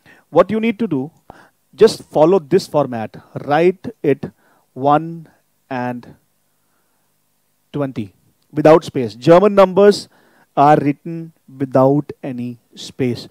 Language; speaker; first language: English; non-native, local second language; Hindi